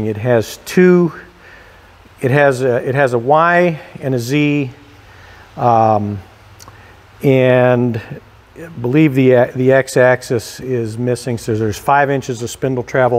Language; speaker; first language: English; native; English